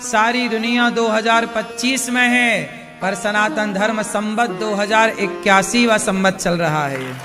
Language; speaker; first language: Hindi; native; Hindi